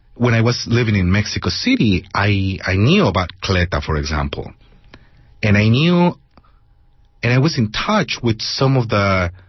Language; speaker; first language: English; non-native, fluent; Spanish